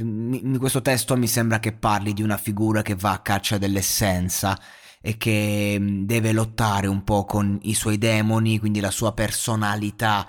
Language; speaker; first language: Italian; native; Italian